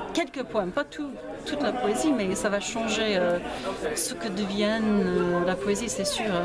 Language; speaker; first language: French; non-native, fluent; English